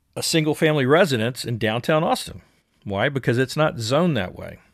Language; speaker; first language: English; native; English